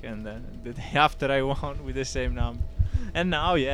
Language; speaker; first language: English; non-native, learner; Italian